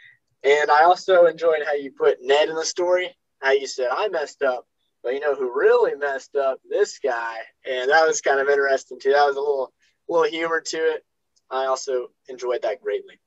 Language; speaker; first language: English; native; English